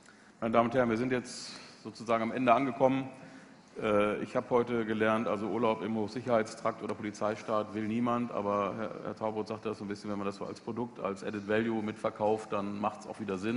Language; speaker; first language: German; native; German